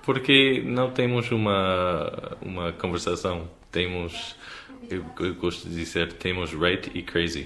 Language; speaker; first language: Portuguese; non-native, learner; English